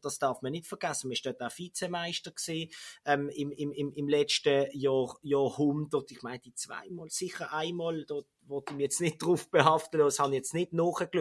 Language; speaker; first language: German; native; German